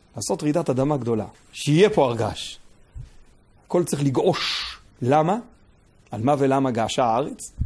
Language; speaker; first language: Hebrew; native; Hebrew